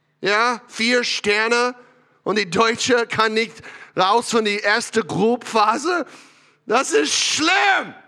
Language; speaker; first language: German; non-native, learner; English